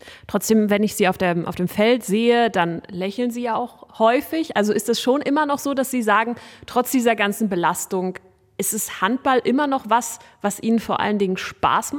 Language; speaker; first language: German; native; German